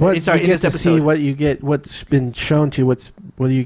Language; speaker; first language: English; native; English